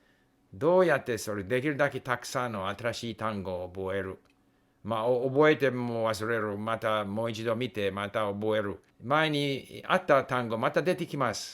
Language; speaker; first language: Japanese; non-native, fluent; English